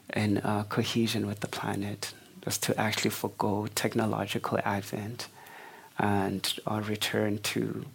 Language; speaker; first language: English; non-native, local second language; Xhosa